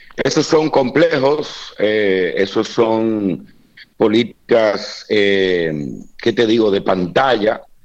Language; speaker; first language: Spanish; native; Spanish